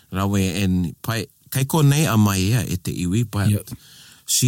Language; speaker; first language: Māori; non-native, local second language; English